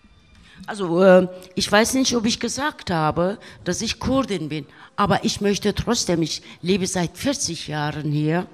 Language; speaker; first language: German; non-native, fluent; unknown